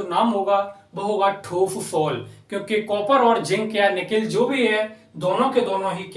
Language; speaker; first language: Hindi; native; Hindi